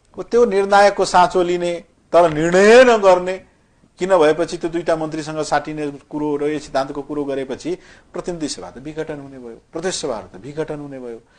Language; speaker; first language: Nepali; non-native, local second language; Maithili